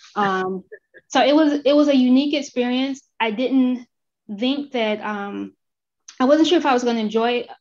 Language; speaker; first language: English; native; English